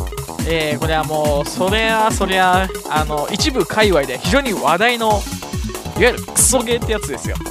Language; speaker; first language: Japanese; native; Japanese